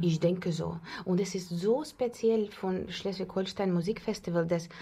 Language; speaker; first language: German; non-native, fluent; Russian